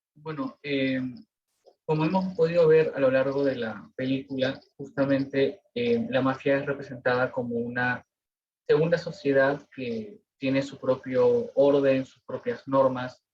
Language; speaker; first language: Spanish; native; Spanish